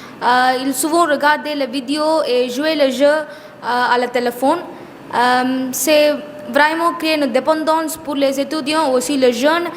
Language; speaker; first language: French; non-native, learner; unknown